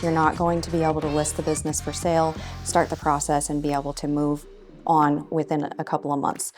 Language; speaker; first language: English; native; English